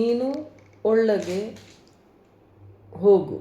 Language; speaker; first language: Kannada; non-native, learner; Punjabi